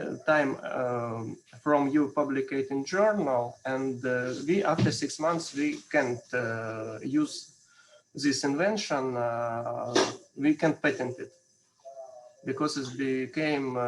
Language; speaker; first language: English; non-native, learner; Russian